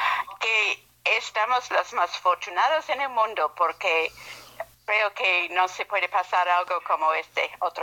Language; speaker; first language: Spanish; non-native, fluent; English